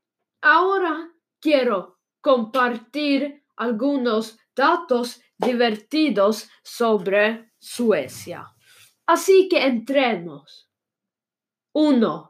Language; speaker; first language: Spanish; non-native, learner; Swedish